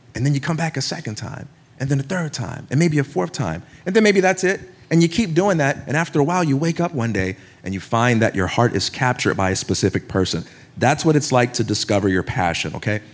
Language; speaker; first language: English; native; English